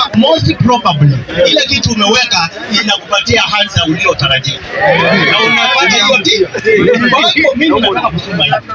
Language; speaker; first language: Swahili; non-native, local second language; Kamba